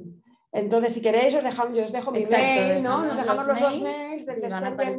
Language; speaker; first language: Spanish; native; Spanish